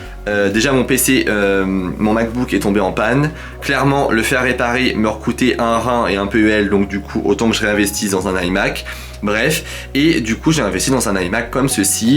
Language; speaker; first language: French; native; French